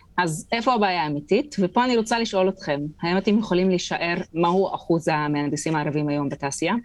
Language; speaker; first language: Hebrew; non-native, local second language; Arabic